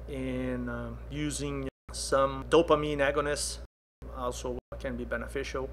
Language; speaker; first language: English; non-native, fluent; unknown